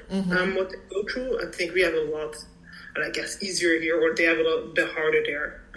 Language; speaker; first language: English; early bilingual, heritage; English